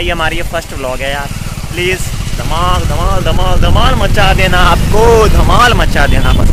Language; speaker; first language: Hindi; native; Hindi